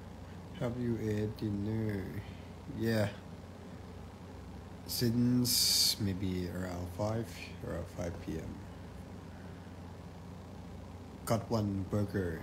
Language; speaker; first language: English; non-native, learner; Thai